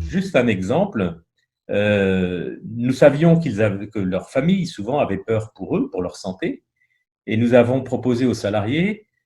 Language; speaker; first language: French; native; French